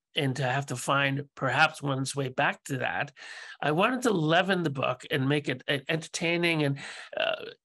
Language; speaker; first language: English; native; English